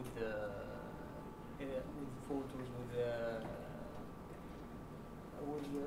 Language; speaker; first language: English; non-native, learner; Arabic